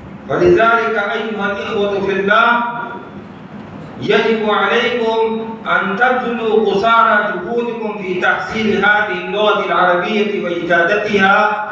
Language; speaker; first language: Arabic; non-native, fluent; Urdu